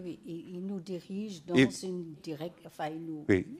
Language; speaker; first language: French; native; French